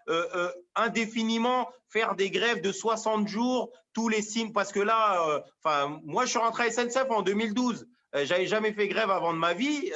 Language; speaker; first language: French; native; French